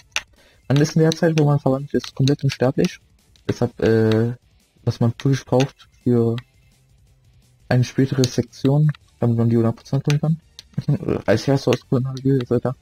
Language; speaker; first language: German; native; German